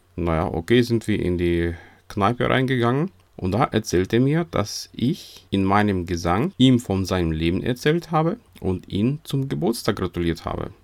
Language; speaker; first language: German; non-native, fluent; Russian